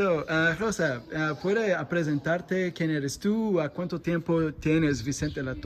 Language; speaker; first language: Spanish; non-native, learner; Portuguese